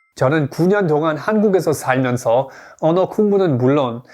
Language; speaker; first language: Korean; non-native, fluent; English